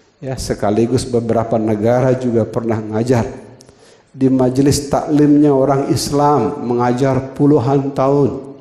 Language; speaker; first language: Indonesian; non-native, local second language; Balinese